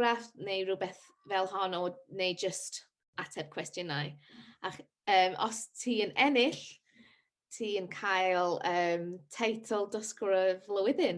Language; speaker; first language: Welsh; non-native, local second language; English